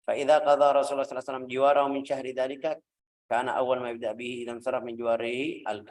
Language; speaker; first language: Arabic; native; Arabic